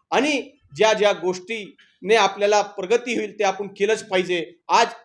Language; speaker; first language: Marathi; native; Marathi